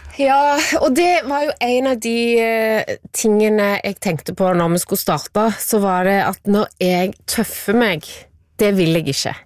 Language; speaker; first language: Norwegian; native; Norwegian